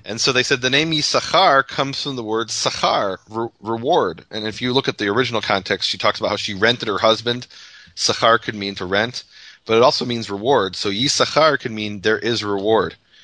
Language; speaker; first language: English; native; English